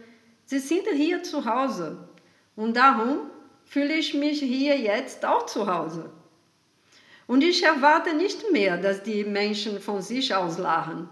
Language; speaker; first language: German; non-native, fluent; Portuguese